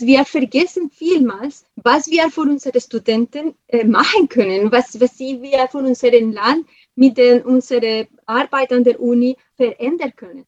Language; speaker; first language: German; non-native, fluent; Spanish